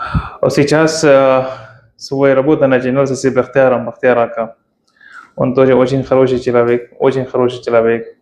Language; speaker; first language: Russian; non-native, fluent; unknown